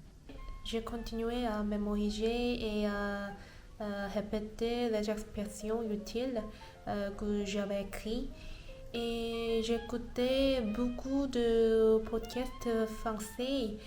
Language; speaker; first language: French; non-native, learner; Korean